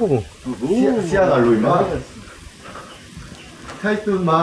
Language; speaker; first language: Thai; non-native, learner; Korean